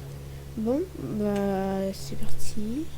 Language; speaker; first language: French; native; French